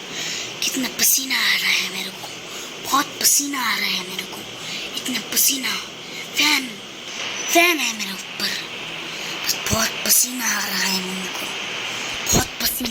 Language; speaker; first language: Hindi; non-native, local second language; Bangla